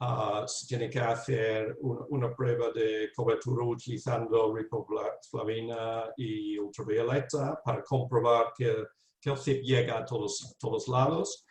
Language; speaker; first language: Spanish; non-native, fluent; English